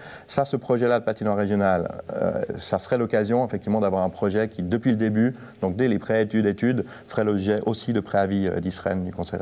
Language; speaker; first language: French; native; French